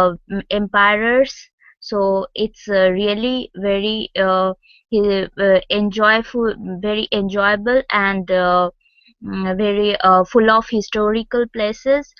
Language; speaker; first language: English; non-native, local second language; Hindi